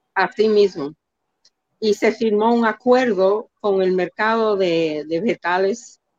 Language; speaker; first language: Spanish; early bilingual, heritage; Spanish